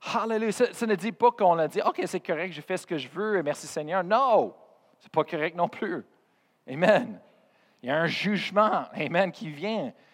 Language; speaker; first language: French; non-native, fluent; English